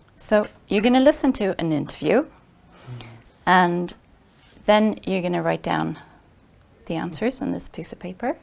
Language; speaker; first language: English; non-native, fluent; Swedish